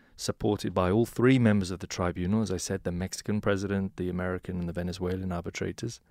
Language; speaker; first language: English; native; English